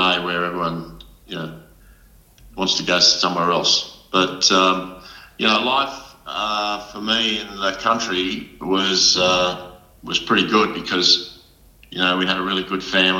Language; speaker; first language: English; native; English